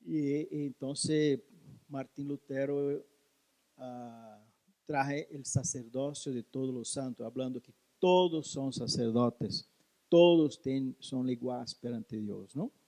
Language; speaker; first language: Spanish; non-native, learner; Portuguese